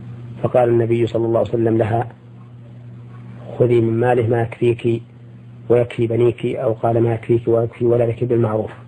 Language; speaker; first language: Arabic; native; Arabic